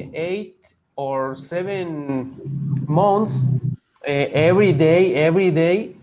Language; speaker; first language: English; non-native, learner; Spanish